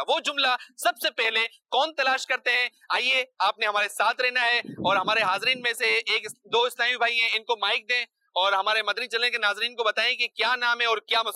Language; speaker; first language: Urdu; native; Urdu